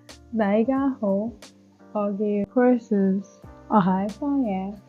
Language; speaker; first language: Cantonese; non-native, learner; English